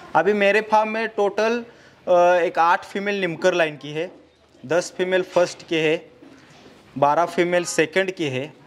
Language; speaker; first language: Hindi; non-native, local second language; Marathi